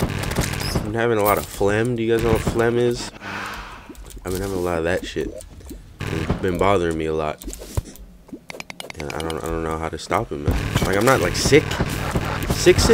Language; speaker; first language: English; native; English